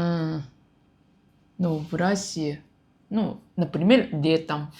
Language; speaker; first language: Russian; non-native, learner; Japanese